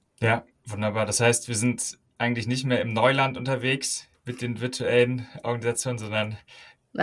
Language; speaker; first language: German; native; German